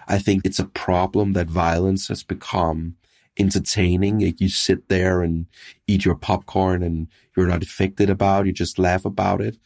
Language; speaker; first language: English; non-native, fluent; Danish